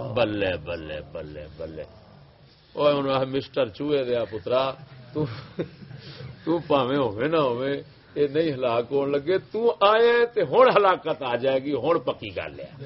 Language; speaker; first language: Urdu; non-native, local second language; Punjabi